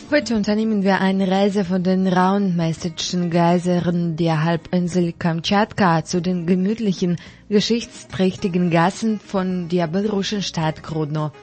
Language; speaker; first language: German; non-native, fluent; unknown